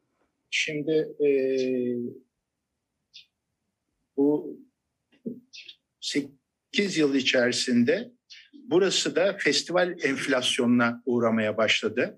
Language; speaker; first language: Turkish; native; Turkish